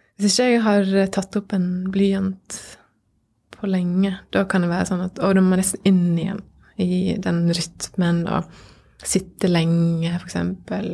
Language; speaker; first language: Norwegian; native; Norwegian